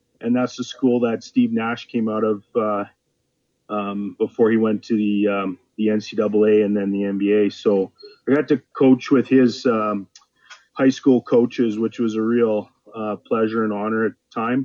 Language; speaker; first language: English; native; English